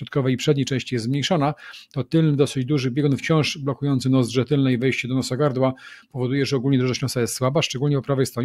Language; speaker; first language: Polish; native; Polish